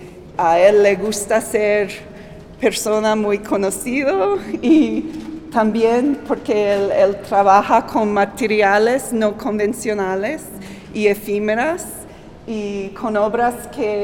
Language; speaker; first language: Spanish; non-native, fluent; English